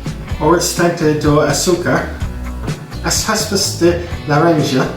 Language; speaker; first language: Portuguese; non-native, learner; English